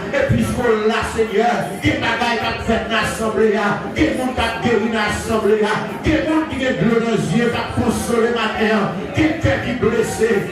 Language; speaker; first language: French; non-native, local second language; Haitian Creole